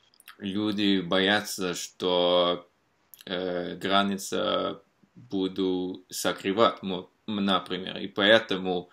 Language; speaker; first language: Russian; non-native, fluent; Norwegian